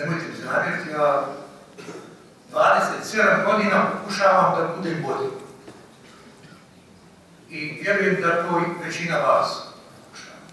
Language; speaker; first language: Croatian; native; Croatian